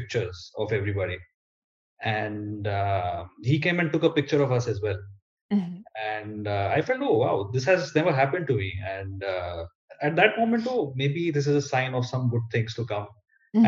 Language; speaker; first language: English; non-native, local second language; Kannada